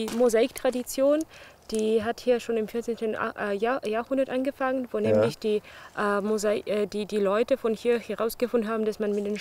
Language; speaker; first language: German; non-native, fluent; Russian